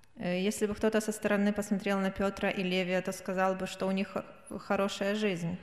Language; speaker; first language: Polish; non-native, learner; Russian